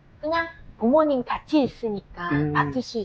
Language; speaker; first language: Korean; non-native, fluent; Vietnamese